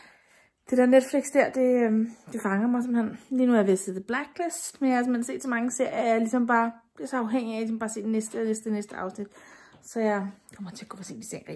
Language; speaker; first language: Danish; native; Danish